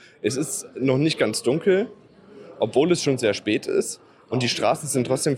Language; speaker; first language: German; native; German